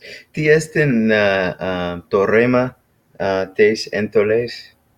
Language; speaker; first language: Greek; non-native, learner; English